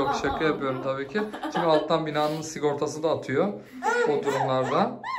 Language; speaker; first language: Turkish; native; Turkish